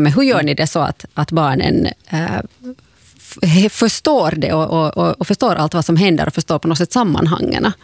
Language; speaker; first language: Swedish; native; Swedish